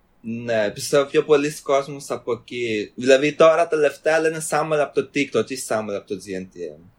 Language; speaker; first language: Greek; early bilingual, other home language; Albanian